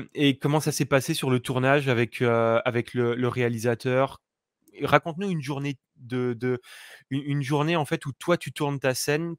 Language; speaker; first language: French; native; French